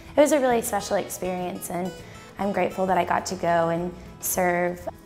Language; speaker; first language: English; native; English